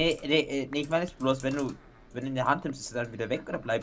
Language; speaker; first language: German; native; German